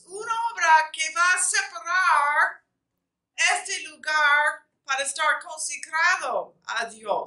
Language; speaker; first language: Spanish; non-native, fluent; English